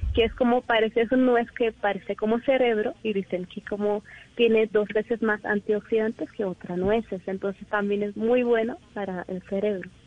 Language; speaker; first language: Spanish; non-native, learner; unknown